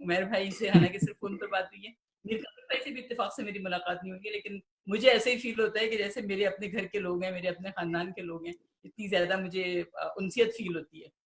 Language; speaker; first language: Urdu; native; Urdu